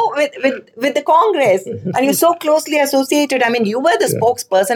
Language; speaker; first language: English; non-native, local second language; Kannada